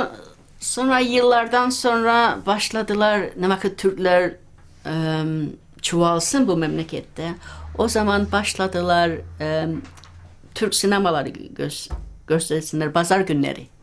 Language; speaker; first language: Turkish; early bilingual, heritage; Turkish